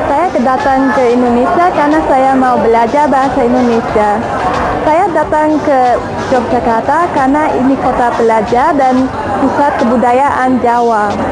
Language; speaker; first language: Indonesian; non-native, learner; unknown